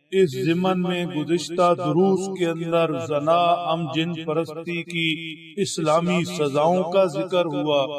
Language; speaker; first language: Urdu; native; Urdu